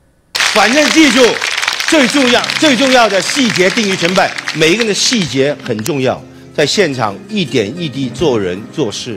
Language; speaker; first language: Chinese; non-native, local second language; Cantonese